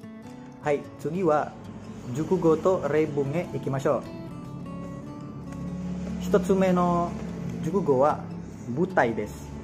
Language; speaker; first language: Japanese; non-native, learner; Indonesian